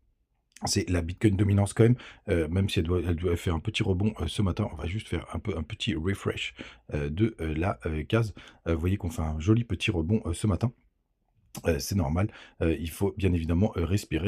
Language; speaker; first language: French; native; French